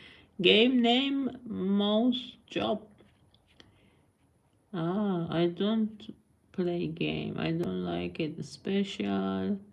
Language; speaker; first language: English; non-native, learner; Persian